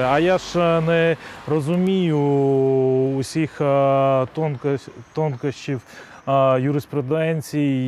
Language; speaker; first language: Ukrainian; non-native, local second language; Russian